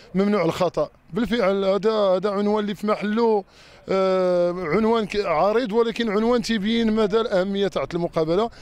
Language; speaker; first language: Arabic; native; Arabic